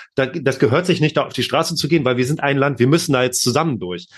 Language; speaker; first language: German; native; German